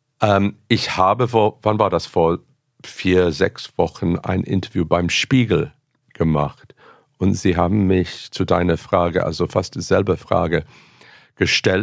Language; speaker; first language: German; non-native, fluent; English